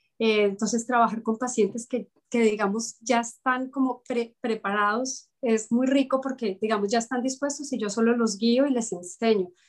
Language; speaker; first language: Spanish; native; Spanish